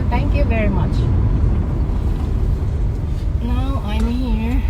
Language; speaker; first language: English; non-native, learner; Filipino